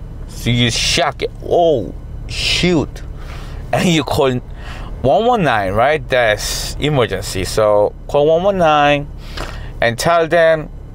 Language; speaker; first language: English; non-native, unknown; Korean